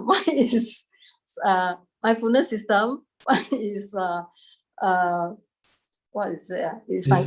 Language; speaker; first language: English; non-native, learner; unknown